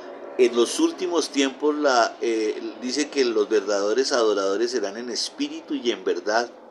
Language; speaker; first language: Spanish; native; Spanish